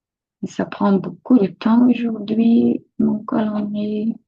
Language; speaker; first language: French; non-native, local second language; Dutch